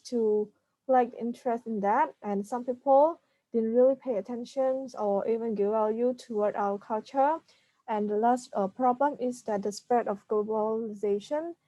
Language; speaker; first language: English; non-native, learner; Khmer